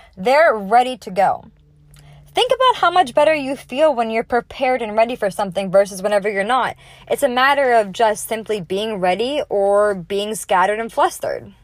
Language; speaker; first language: English; native; English